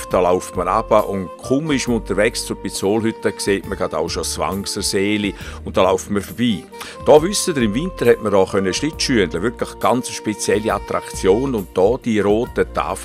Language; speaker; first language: German; native; German